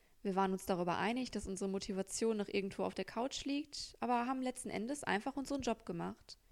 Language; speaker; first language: German; native; German